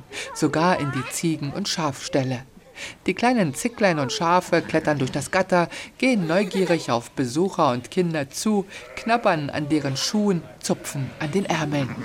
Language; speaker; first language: German; native; German